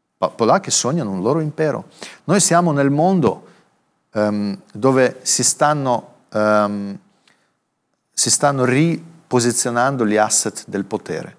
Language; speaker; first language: Italian; non-native, fluent; Russian